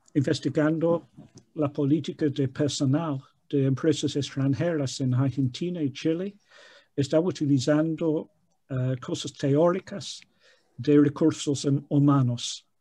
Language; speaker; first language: Spanish; non-native, fluent; English